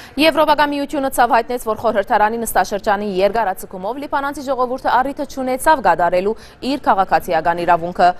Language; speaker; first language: Armenian; early bilingual, heritage; Armenian